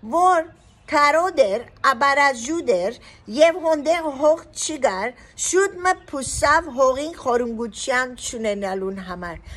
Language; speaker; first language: Armenian; early bilingual, heritage; Armenian